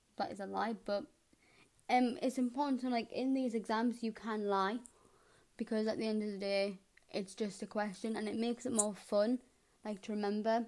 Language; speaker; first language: English; native; English